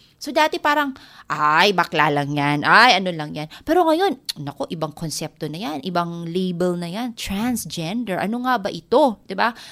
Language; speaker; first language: Filipino; non-native, local second language; Waray